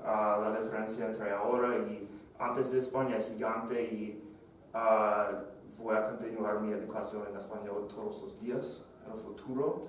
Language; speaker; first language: Spanish; non-native, fluent; English